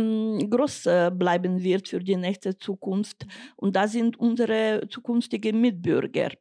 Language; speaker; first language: German; non-native, fluent; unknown